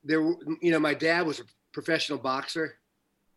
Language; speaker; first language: English; native; English